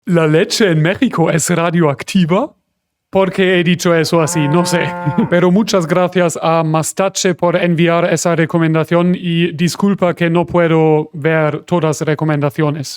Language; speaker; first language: Spanish; non-native, fluent; German